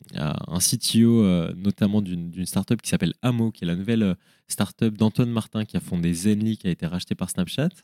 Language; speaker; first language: French; native; French